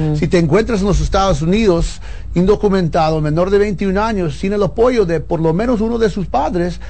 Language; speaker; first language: Spanish; early bilingual, heritage; Spanish